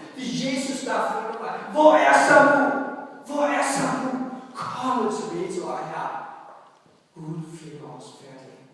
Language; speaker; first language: Danish; non-native, fluent; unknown